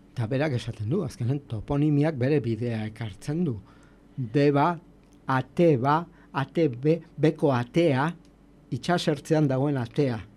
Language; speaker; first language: Basque; native; Basque